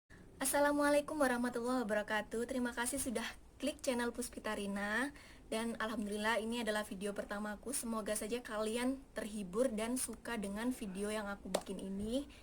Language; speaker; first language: Indonesian; native; Indonesian